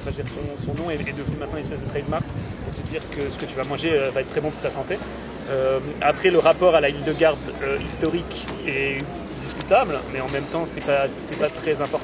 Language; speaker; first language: French; native; French